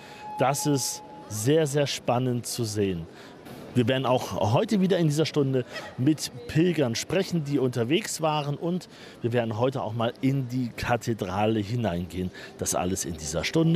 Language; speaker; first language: German; native; German